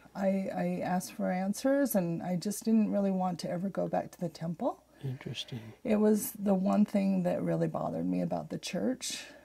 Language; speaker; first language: English; native; English